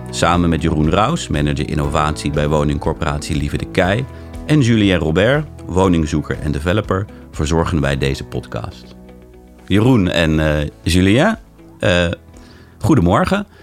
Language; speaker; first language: Dutch; native; Dutch